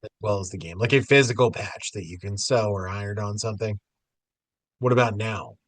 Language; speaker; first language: English; native; English